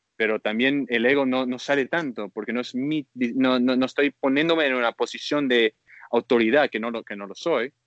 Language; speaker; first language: Spanish; early bilingual, heritage; Spanish